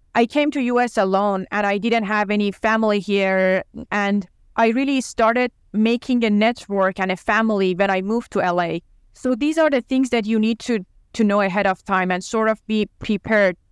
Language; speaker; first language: English; non-native, fluent; Persian